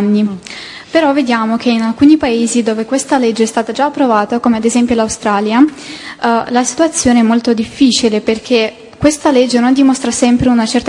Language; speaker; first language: Italian; non-native, fluent; Ukrainian